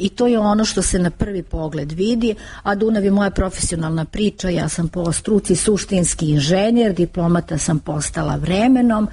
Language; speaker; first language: Serbian; native; Serbian